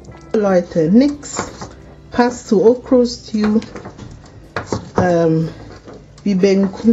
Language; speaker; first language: German; non-native, fluent; Akan